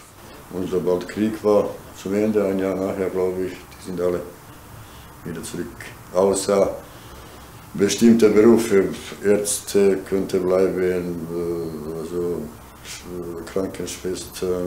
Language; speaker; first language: German; non-native, learner; Bosnian